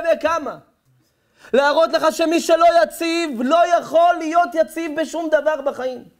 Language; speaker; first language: Hebrew; native; Hebrew